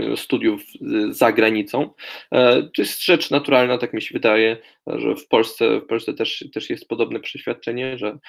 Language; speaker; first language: Polish; non-native, fluent; Russian